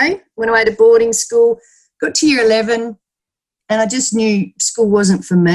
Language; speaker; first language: English; native; English